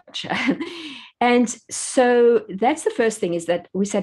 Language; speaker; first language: English; native; English